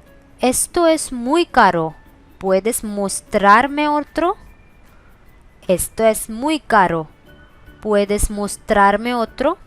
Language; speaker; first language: Spanish; non-native, fluent; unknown